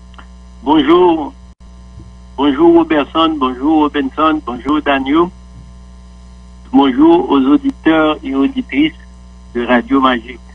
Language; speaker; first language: French; non-native, local second language; Haitian Creole